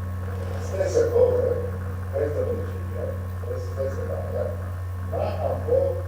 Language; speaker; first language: Italian; non-native, learner; Russian